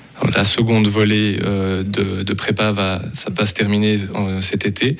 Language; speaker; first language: French; native; French